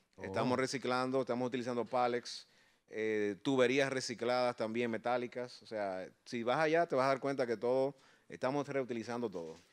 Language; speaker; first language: Spanish; native; Spanish